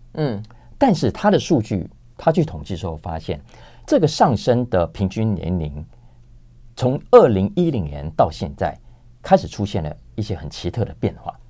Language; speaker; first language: Chinese; native; Chinese